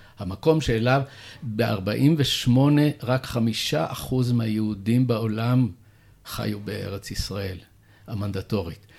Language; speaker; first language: Hebrew; native; Hebrew